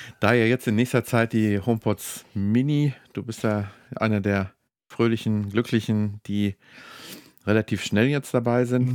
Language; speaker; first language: German; native; German